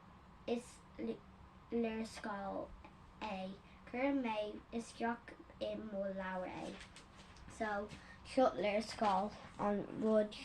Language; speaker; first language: Irish; non-native, learner; English